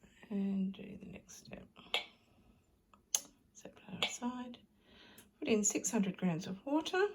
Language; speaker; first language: English; native; English